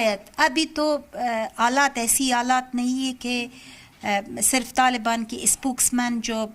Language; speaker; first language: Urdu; non-native, learner; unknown